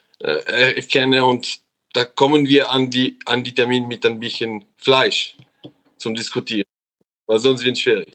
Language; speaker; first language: German; non-native, local second language; French